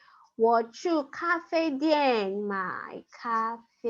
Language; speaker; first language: Chinese; non-native, fluent; Yoruba